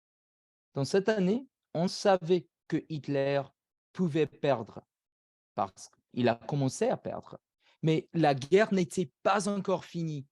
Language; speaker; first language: French; non-native, fluent; English